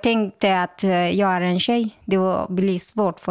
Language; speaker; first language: Swedish; non-native, local second language; Persian